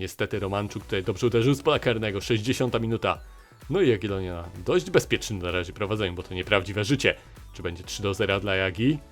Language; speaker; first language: Polish; native; Polish